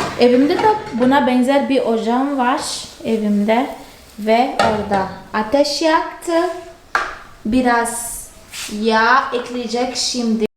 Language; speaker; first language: Turkish; non-native, fluent; Portuguese